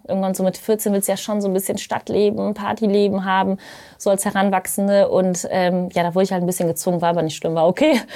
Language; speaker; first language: German; native; German